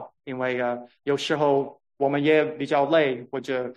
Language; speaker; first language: Chinese; non-native, fluent; English